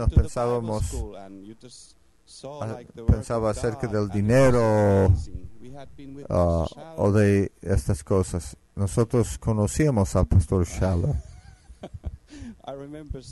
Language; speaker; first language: Spanish; non-native, fluent; Finnish